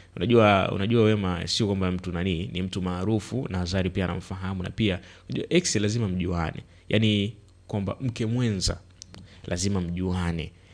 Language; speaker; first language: Swahili; native; Swahili